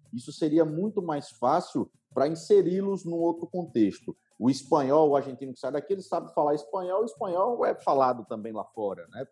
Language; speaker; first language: Portuguese; native; Portuguese